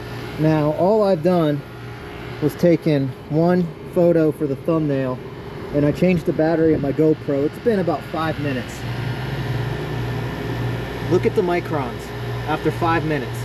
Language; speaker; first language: English; native; English